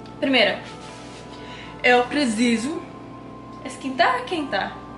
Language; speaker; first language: Portuguese; non-native, learner; English